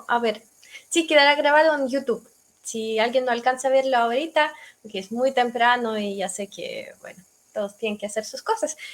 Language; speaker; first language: Spanish; non-native, fluent; Russian